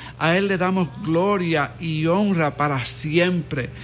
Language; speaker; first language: Spanish; early bilingual, heritage; Spanish